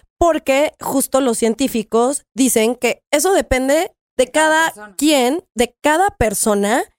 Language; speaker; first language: Spanish; native; Spanish